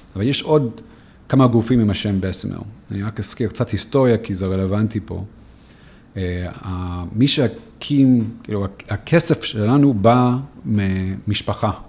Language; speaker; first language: Hebrew; non-native, fluent; English